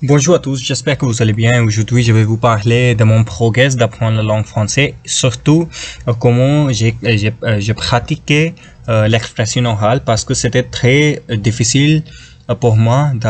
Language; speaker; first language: French; non-native, fluent; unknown